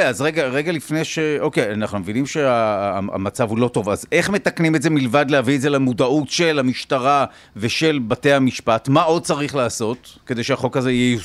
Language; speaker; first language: Hebrew; native; Hebrew